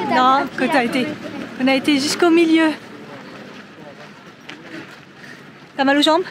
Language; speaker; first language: French; native; French